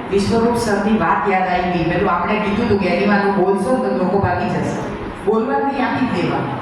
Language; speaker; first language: Gujarati; native; Gujarati